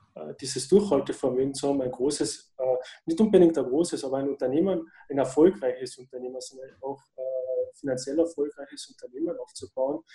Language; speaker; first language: German; native; German